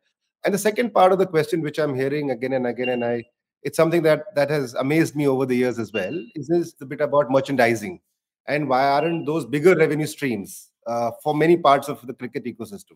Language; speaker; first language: English; non-native, local second language; Hindi